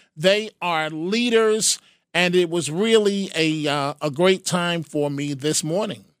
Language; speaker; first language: English; native; English